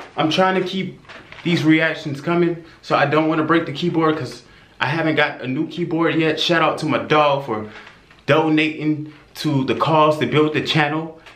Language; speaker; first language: English; native; English